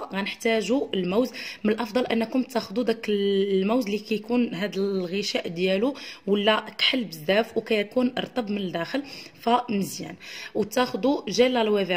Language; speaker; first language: Arabic; native; Arabic